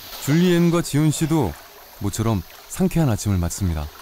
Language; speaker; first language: Korean; native; Korean